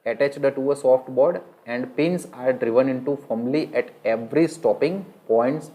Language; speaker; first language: English; non-native, local second language; Gujarati